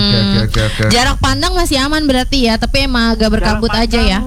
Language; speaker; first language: Indonesian; native; Indonesian